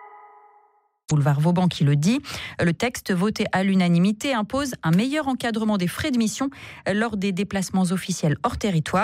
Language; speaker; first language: French; native; French